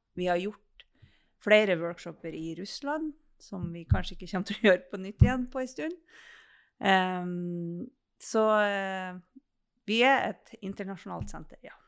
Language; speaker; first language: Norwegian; native; Norwegian